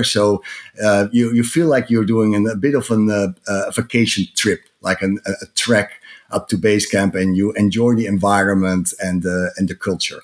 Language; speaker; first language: English; non-native, fluent; Dutch